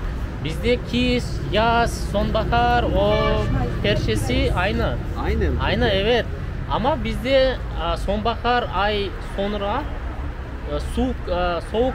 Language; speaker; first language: Turkish; non-native, learner; Kazakh